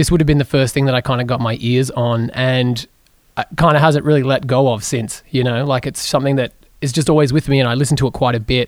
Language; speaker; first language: English; native; English